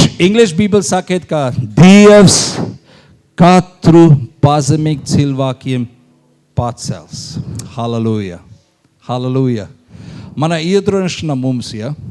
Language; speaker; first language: Latvian; non-native, learner; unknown